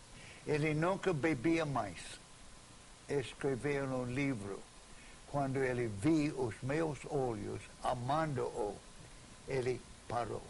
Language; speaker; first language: Portuguese; non-native, fluent; English